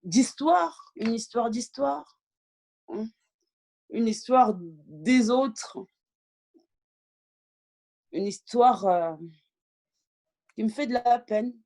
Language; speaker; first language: French; early bilingual, other home language; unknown